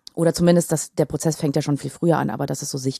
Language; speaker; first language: German; native; German